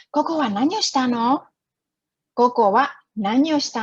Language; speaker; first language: Japanese; non-native, fluent; Chinese